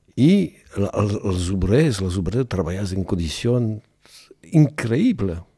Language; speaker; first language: Catalan; non-native, local second language; French